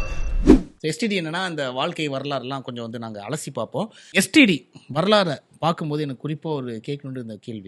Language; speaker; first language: Tamil; native; Tamil